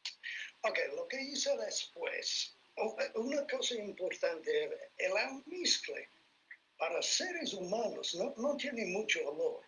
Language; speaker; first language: Spanish; non-native, fluent; English